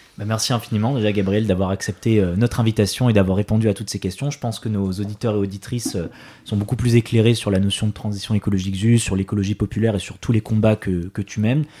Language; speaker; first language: French; native; French